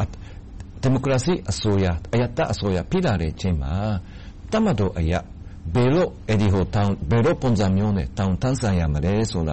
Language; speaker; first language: Burmese; non-native, fluent; Japanese